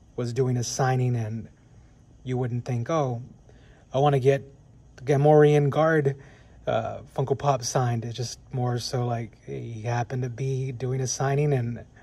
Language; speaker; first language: English; native; English